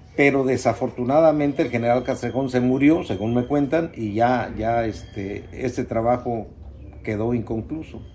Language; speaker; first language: Spanish; native; Spanish